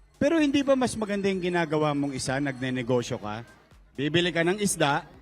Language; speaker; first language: Filipino; native; Filipino